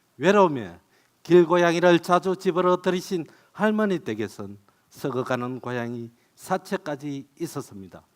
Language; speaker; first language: Korean; native; Korean